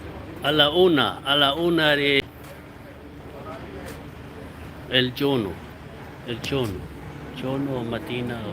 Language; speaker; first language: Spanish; non-native, learner; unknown